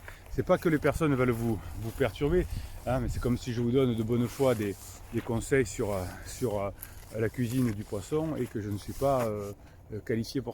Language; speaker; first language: French; native; French